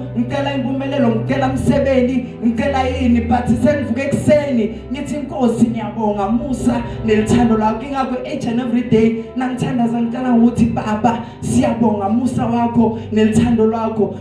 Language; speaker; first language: Zulu; non-native, local second language; Swati